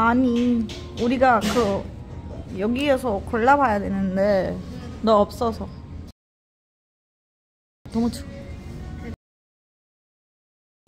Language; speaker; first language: Korean; non-native, learner; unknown